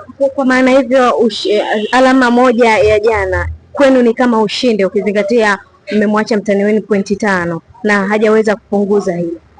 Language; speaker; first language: Swahili; native; Swahili